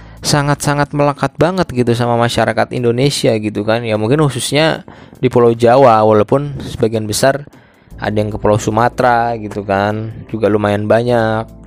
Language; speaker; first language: Indonesian; native; Indonesian